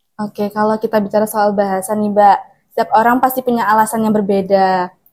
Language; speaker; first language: Indonesian; native; Indonesian